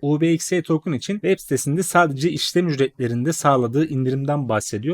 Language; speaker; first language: Turkish; native; Turkish